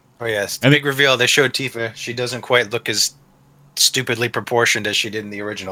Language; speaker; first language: English; native; English